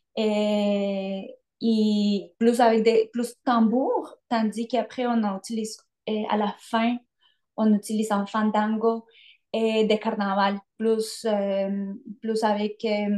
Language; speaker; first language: French; non-native, fluent; Spanish